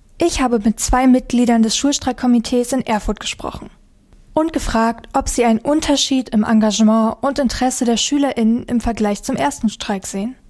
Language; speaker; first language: German; native; German